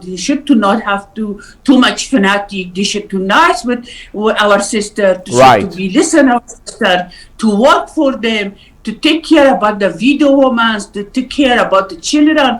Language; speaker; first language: English; non-native, learner; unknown